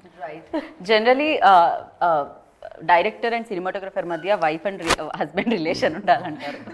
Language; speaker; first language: Telugu; native; Telugu